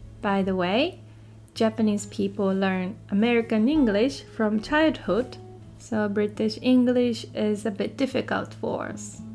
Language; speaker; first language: English; non-native, fluent; Japanese